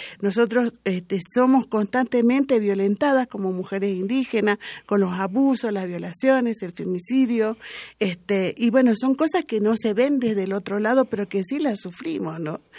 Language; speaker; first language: Spanish; non-native, local second language; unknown